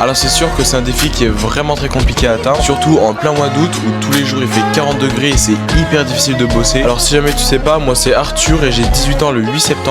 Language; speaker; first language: French; native; French